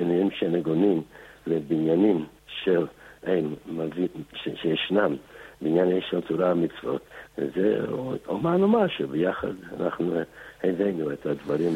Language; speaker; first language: Hebrew; non-native, fluent; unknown